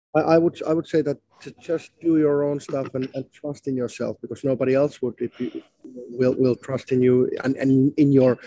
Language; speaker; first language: English; non-native, fluent; Finnish